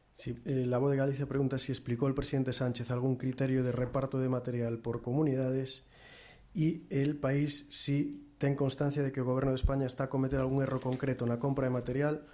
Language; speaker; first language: Spanish; native; Spanish